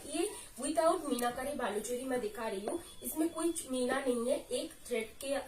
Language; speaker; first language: Hindi; non-native, local second language; Bangla